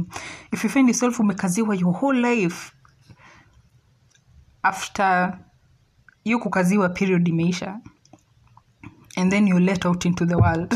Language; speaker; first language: English; non-native, local second language; Swahili